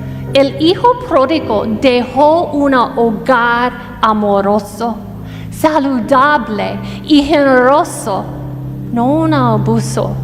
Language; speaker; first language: Spanish; non-native, fluent; English